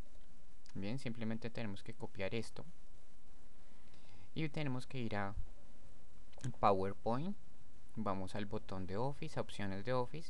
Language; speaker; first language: Spanish; native; Spanish